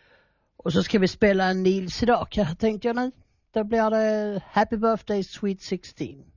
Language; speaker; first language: Swedish; native; Swedish